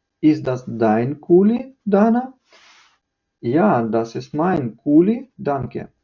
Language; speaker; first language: German; non-native, fluent; Ukrainian